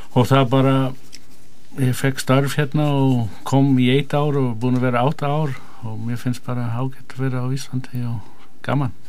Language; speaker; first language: Icelandic; non-native, fluent; English